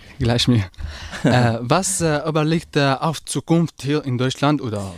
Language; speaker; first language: German; non-native, learner; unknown